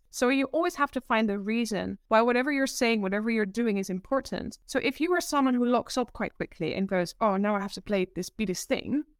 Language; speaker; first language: English; non-native, fluent; Dutch